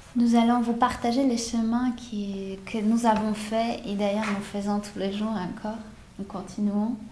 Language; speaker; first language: French; non-native, fluent; Polish